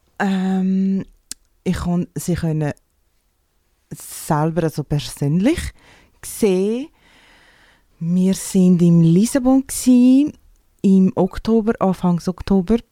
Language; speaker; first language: German; non-native, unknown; Portuguese